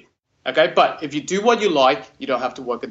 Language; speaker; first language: English; non-native, local second language; Cantonese